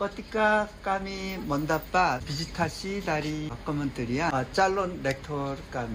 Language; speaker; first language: Indonesian; non-native, learner; Korean